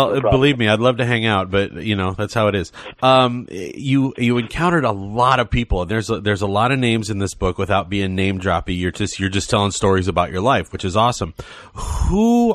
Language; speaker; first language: English; native; English